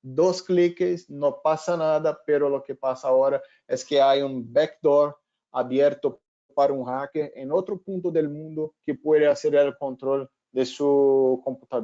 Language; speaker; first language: Spanish; non-native, fluent; Portuguese